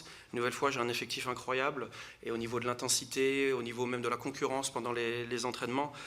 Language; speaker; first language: French; native; French